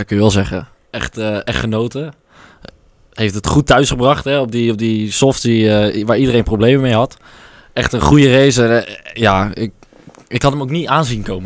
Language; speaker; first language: Dutch; native; Dutch